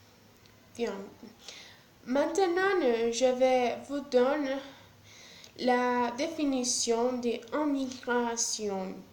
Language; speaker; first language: French; non-native, learner; Spanish